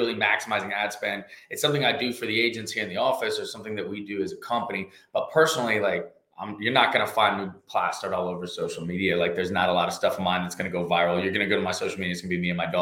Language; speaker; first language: English; native; English